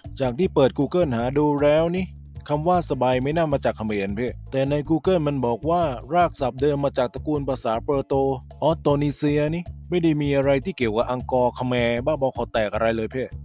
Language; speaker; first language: Thai; native; Thai